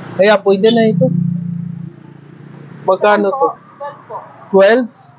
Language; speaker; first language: Filipino; non-native, fluent; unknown